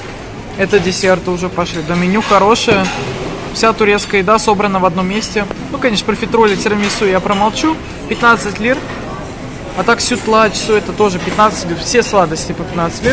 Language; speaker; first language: Russian; native; Russian